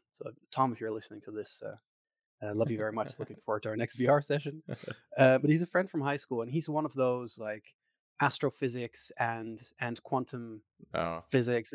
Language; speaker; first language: English; non-native, fluent; Dutch